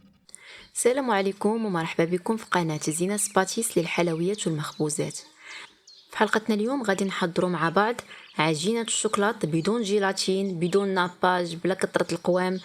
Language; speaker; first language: Arabic; native; Arabic